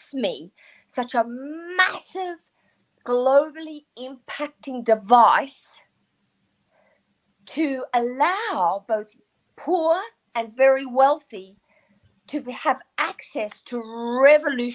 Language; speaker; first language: English; native; English